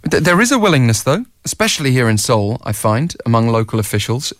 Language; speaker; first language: English; native; English